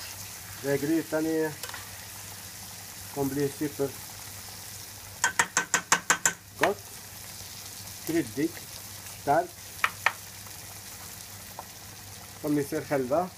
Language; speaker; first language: Swedish; non-native, fluent; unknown